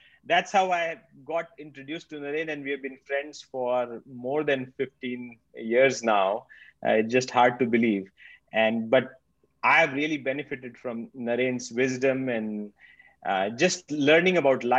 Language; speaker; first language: English; non-native, local second language; Marathi